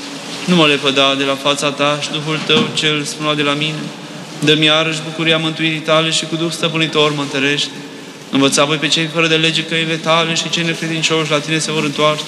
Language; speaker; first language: Romanian; native; Romanian